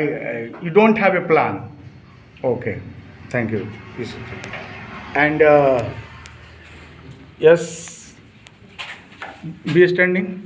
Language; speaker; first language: English; non-native, fluent; Hindi